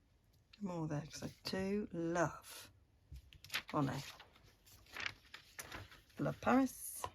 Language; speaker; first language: English; native; English